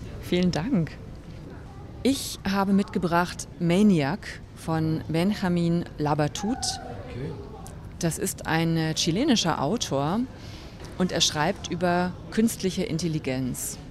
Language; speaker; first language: German; native; German